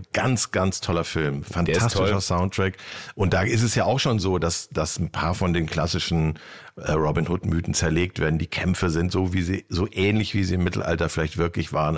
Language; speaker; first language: German; native; German